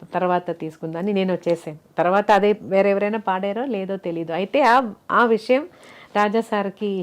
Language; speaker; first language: Telugu; non-native, fluent; Malayalam